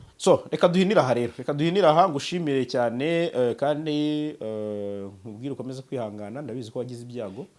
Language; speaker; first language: Kinyarwanda; native; Kinyarwanda